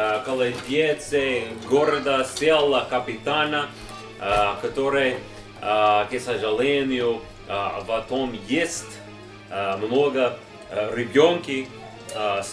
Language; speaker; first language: Russian; non-native, learner; English